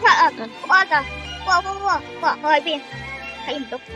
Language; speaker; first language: Chinese; early bilingual, heritage; Cantonese